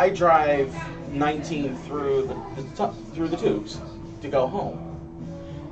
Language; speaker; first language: English; native; English